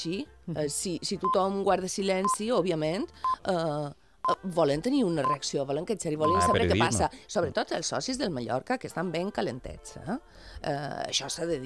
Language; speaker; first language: Catalan; native; Catalan